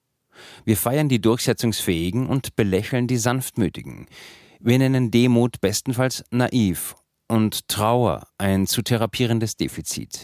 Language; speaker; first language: German; native; German